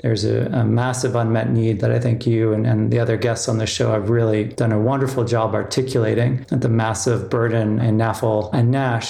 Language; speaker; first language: English; native; English